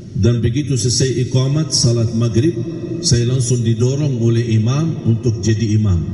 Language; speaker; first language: Malay; non-native, fluent; Arabic